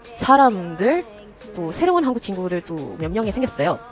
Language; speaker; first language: Korean; non-native, learner; English